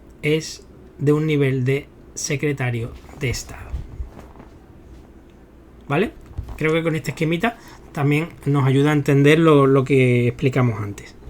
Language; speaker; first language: Spanish; native; Spanish